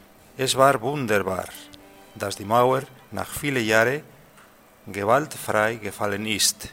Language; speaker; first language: German; non-native, learner; Spanish